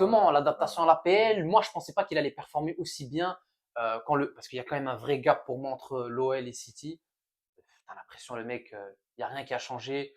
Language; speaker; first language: French; native; French